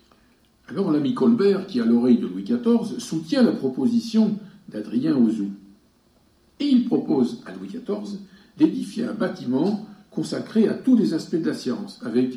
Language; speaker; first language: French; native; French